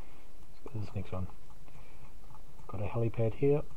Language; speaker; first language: English; native; English